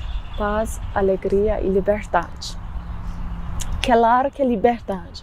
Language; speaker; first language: Portuguese; non-native, fluent; Persian